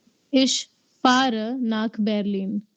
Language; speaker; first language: German; non-native, fluent; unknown